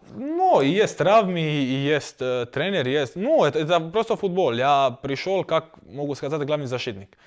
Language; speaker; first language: Russian; non-native, learner; Croatian